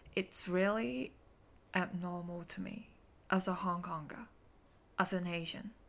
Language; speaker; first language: English; non-native, local second language; Cantonese